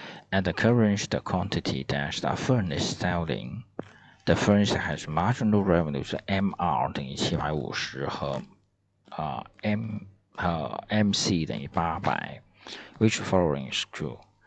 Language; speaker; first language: English; non-native, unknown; Chinese